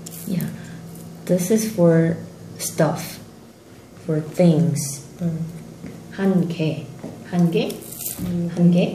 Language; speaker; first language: English; non-native, fluent; Korean